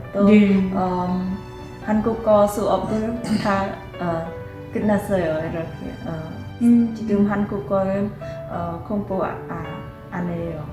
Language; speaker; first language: Korean; non-native, learner; Khmer